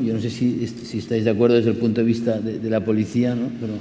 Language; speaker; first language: Spanish; native; Spanish